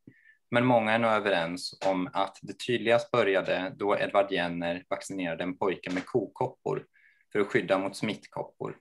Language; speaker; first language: Swedish; native; Swedish